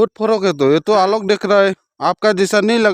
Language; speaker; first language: Hindi; non-native, local second language; Khasi